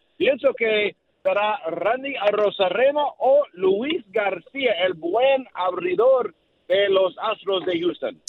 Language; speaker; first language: Spanish; non-native, learner; English